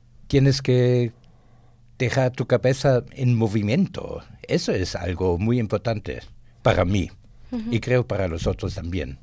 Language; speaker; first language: Spanish; non-native, fluent; German